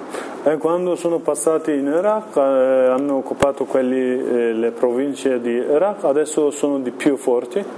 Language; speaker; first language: Italian; non-native, learner; Kurdish